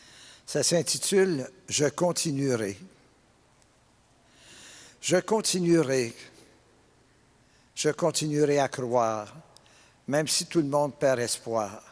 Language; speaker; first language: French; native; French